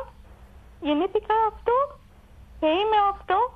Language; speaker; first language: Greek; early bilingual, heritage; English